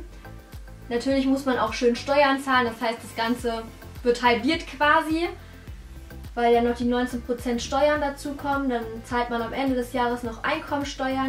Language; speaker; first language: German; native; German